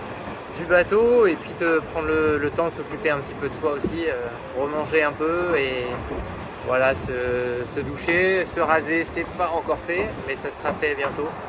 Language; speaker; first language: French; native; French